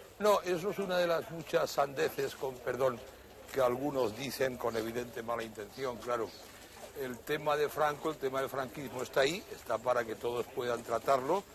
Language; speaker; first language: Spanish; native; Spanish